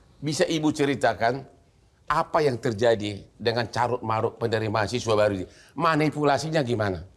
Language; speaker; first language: Indonesian; native; Indonesian